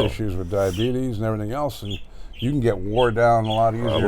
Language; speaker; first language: English; native; English